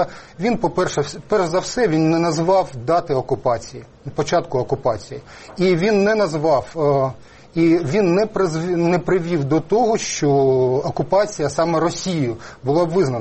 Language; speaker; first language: Ukrainian; native; Ukrainian